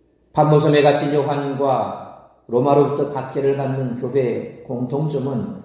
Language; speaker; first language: Korean; native; Korean